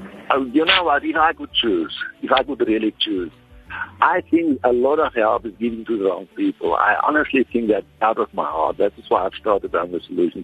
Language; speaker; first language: English; non-native, local second language; Afrikaans